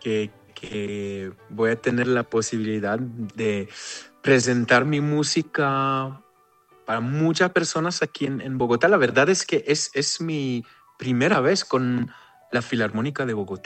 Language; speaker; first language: Spanish; non-native, fluent; Hebrew